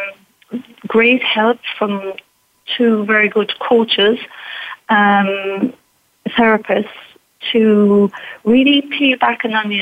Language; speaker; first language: English; native; English